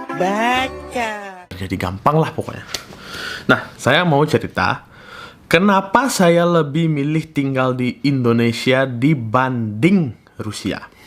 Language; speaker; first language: Indonesian; early bilingual, other home language; Russian